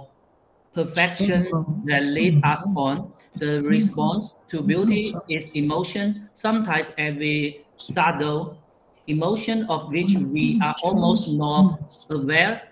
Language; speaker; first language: English; non-native, learner; Chinese